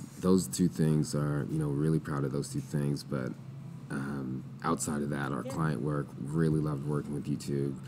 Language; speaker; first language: English; native; English